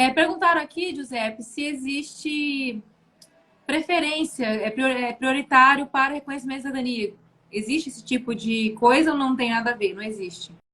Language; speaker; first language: Portuguese; native; Portuguese